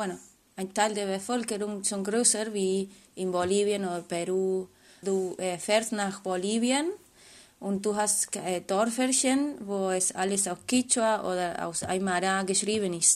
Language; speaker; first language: German; non-native, fluent; Spanish